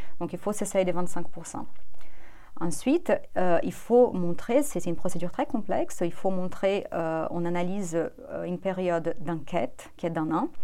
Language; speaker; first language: French; non-native, fluent; Portuguese